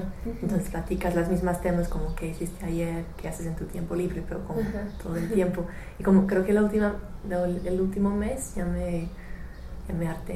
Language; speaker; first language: Spanish; non-native, fluent; English